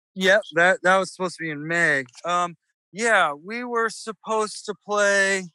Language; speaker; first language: English; native; English